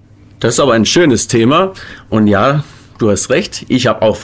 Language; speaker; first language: German; native; German